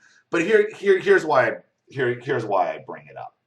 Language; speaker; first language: English; native; English